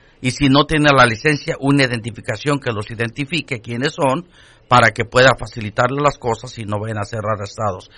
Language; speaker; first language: Spanish; native; Spanish